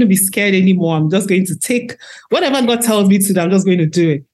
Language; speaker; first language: English; non-native, local second language; Igbo